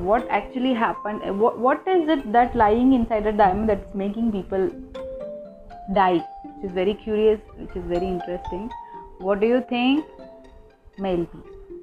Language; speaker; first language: English; non-native, local second language; Tamil